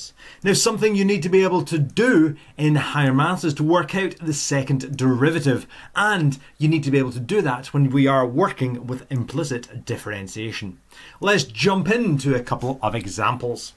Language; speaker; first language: English; native; English